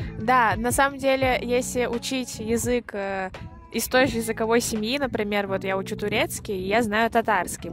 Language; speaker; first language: Russian; native; Russian